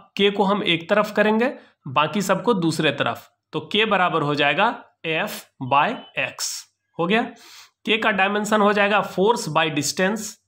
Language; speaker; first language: Hindi; native; Hindi